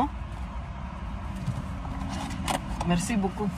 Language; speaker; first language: French; non-native, learner; Cebuano